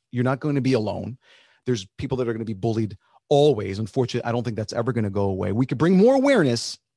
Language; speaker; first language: English; early bilingual, other home language; Spanish